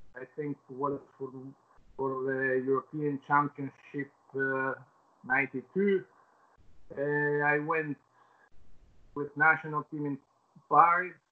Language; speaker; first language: English; non-native, fluent; Albanian